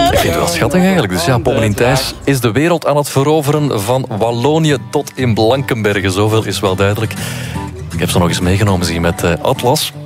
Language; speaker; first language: Dutch; native; Dutch